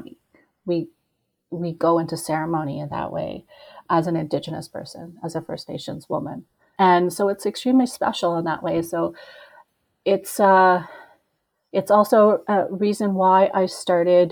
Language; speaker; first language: English; native; English